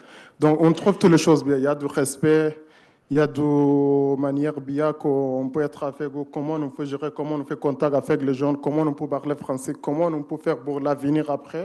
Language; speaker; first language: French; non-native, learner; Arabic